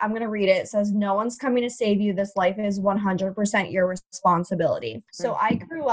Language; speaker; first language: English; native; English